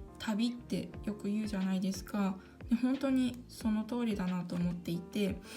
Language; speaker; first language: Japanese; early bilingual, other home language; Korean